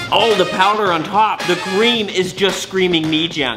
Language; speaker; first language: English; native; English